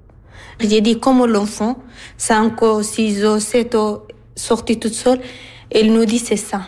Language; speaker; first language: French; non-native, learner; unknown